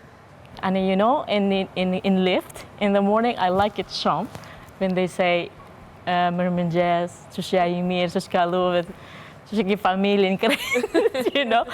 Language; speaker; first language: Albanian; non-native, learner; Filipino